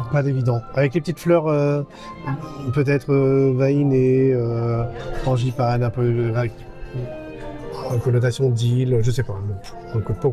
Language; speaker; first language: French; native; French